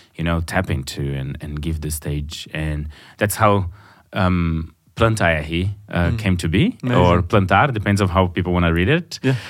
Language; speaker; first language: English; non-native, fluent; Portuguese